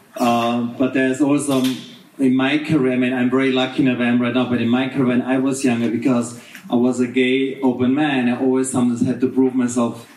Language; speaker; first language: English; non-native, fluent; German